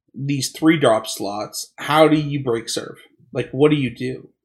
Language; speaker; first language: English; native; English